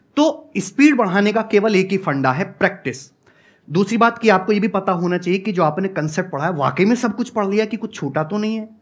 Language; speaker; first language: Hindi; native; Hindi